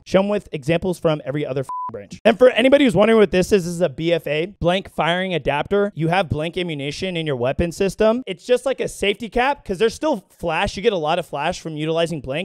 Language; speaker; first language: English; native; English